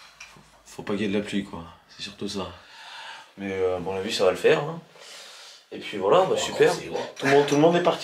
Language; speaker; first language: French; native; French